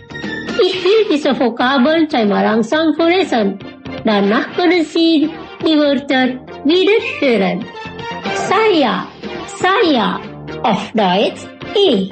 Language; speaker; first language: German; non-native, learner; Indonesian